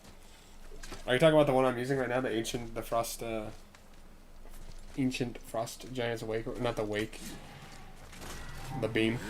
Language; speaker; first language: English; native; English